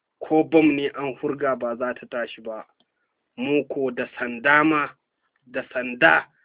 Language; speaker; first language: Hausa; non-native, local second language; Fula